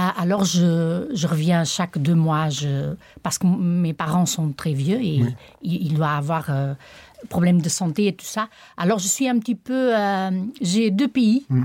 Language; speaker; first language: French; non-native, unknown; Portuguese